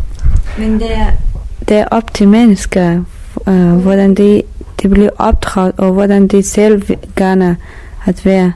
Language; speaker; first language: Danish; non-native, learner; Persian